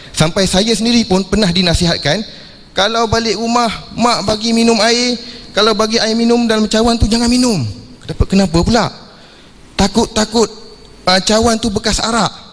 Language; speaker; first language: Malay; non-native, local second language; Chinese